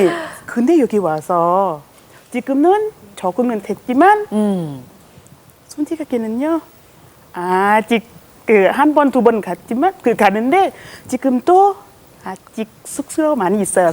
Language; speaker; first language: Korean; non-native, learner; Thai